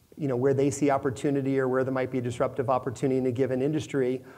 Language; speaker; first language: English; native; English